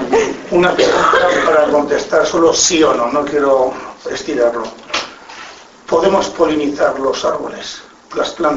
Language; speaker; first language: Spanish; non-native, learner; Italian